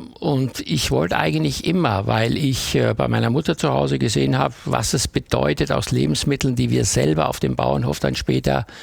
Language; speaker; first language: German; native; German